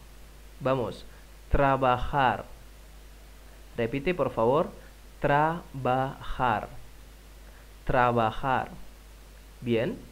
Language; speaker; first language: Spanish; non-native, fluent; Indonesian